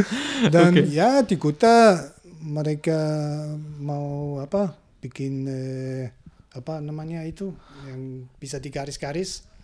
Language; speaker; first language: Indonesian; non-native, learner; German